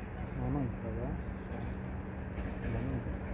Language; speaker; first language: Romanian; non-native, learner; Bangla